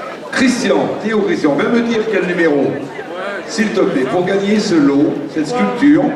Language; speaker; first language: French; native; French